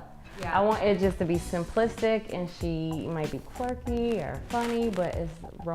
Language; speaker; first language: English; native; English